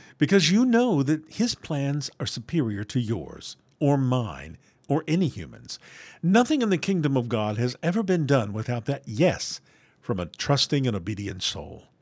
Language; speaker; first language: English; native; English